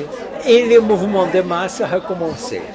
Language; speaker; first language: French; non-native, fluent; Portuguese